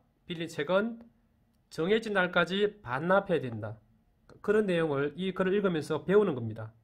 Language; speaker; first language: Korean; native; Korean